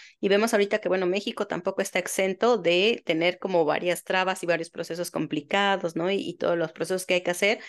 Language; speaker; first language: Spanish; native; Spanish